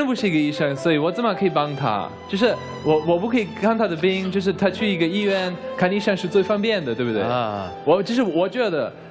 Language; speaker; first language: Chinese; non-native, learner; German